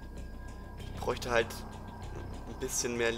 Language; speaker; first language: German; native; German